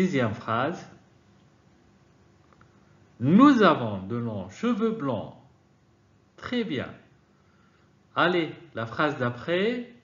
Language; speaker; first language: French; non-native, fluent; Arabic